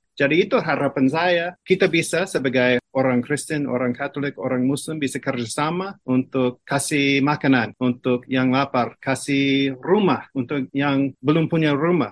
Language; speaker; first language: Malay; non-native, fluent; English